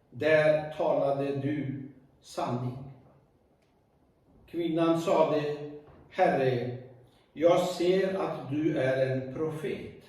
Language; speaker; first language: Swedish; non-native, fluent; Urdu